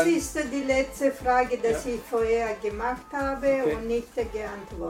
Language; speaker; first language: German; non-native, learner; Italian